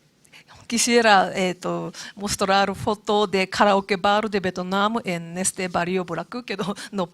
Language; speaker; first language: Spanish; non-native, learner; Japanese